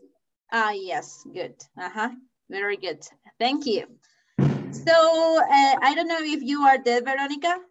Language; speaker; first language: English; non-native, fluent; Spanish